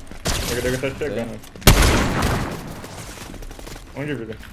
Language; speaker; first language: Portuguese; native; Portuguese